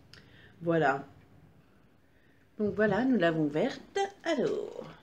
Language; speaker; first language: French; native; French